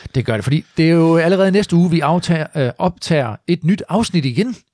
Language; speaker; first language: English; non-native, fluent; Danish